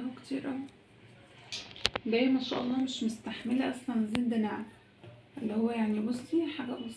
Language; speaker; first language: Arabic; native; Arabic